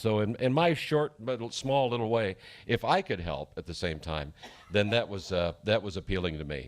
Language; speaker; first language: English; native; English